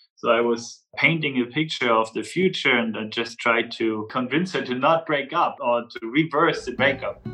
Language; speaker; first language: English; non-native, fluent; German